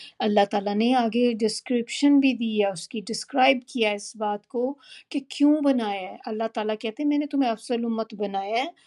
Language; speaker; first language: Urdu; native; Urdu